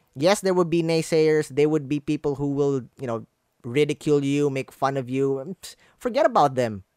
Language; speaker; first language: English; non-native, local second language; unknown